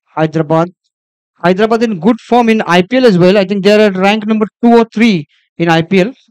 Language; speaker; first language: English; non-native, local second language; Marathi